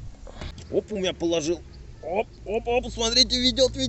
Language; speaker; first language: Russian; native; Russian